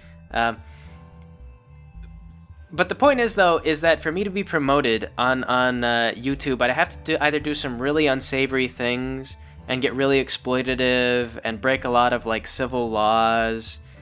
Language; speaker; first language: English; native; English